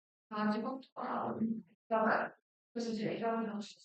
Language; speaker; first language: Korean; native; Korean